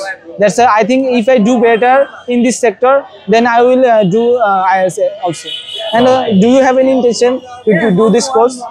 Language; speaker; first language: English; non-native, learner; Bangla